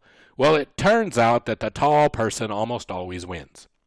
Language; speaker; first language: English; native; English